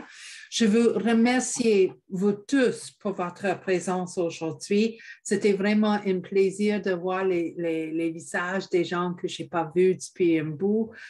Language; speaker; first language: French; non-native, fluent; English